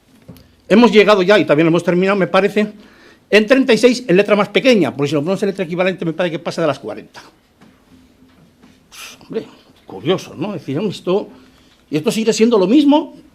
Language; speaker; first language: Spanish; native; Spanish